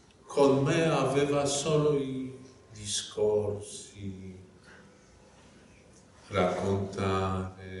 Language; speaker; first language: Italian; non-native, fluent; Polish